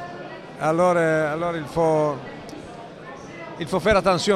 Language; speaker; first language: French; non-native, fluent; Italian